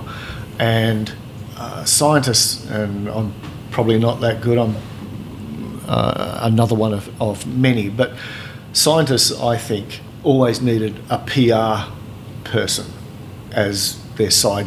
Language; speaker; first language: English; native; English